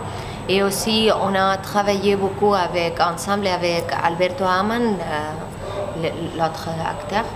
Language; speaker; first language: French; non-native, learner; Spanish